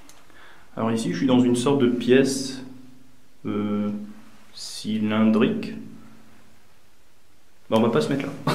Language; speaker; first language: French; native; French